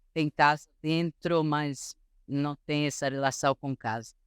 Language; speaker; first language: Portuguese; non-native, fluent; Italian